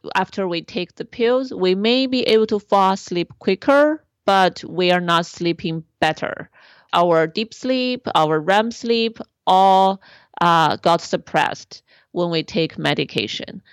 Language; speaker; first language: English; non-native, fluent; Chinese